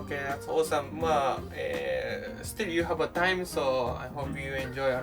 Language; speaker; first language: English; non-native, learner; Japanese